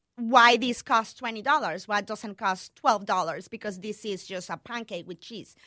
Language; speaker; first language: English; non-native, fluent; Spanish